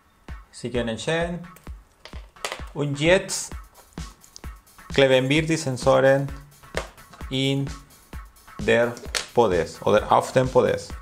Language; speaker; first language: German; non-native, learner; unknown